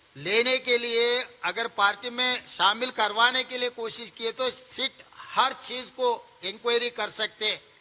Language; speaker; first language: Hindi; non-native, local second language; Telugu